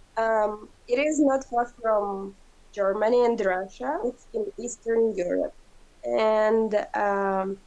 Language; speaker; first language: English; non-native, fluent; Ukrainian